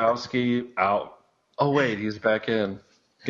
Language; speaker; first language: English; native; English